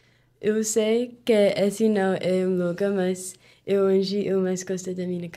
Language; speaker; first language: Portuguese; non-native, learner; English